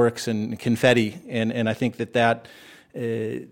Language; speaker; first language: English; native; English